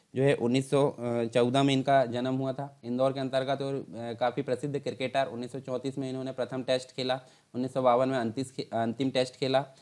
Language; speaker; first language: Hindi; native; Hindi